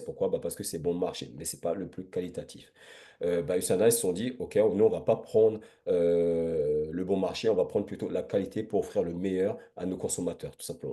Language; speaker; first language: French; native; French